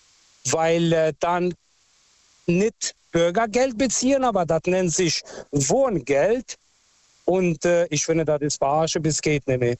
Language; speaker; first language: German; non-native, fluent; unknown